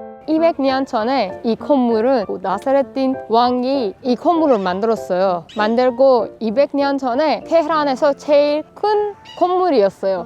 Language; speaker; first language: Korean; non-native, fluent; Persian